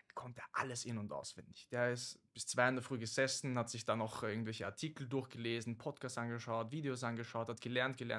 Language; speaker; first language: German; native; German